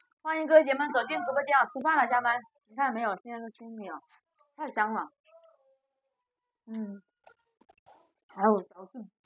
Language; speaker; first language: Chinese; native; Chinese